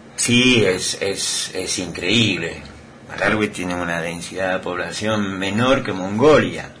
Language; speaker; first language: Spanish; non-native, fluent; Dutch